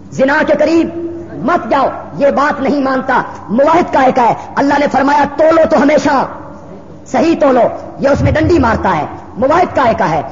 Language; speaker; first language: Urdu; non-native, local second language; Punjabi